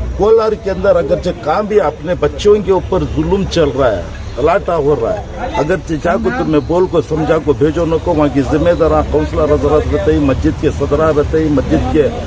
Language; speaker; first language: Hindi; non-native, local second language; Urdu